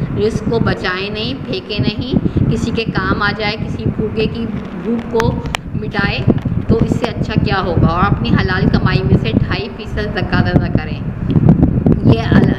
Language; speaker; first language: Urdu; native; Urdu